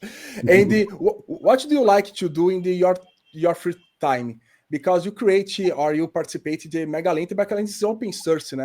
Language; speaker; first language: English; non-native, learner; Portuguese